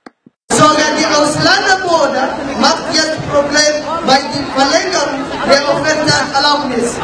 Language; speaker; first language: German; non-native, learner; Somali